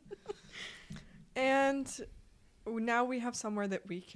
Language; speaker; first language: English; native; English